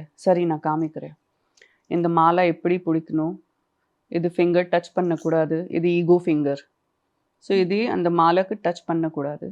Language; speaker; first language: Tamil; non-native, local second language; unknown